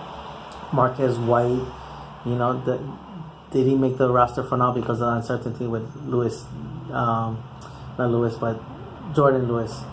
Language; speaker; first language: English; native; English